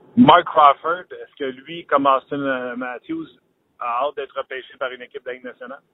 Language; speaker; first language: French; native; French